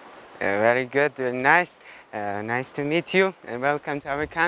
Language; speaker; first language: English; non-native, learner; Tajik